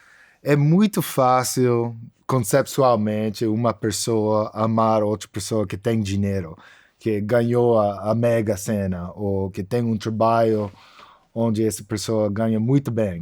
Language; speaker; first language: Portuguese; non-native, fluent; English